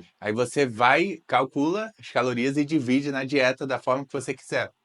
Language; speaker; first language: Portuguese; native; Portuguese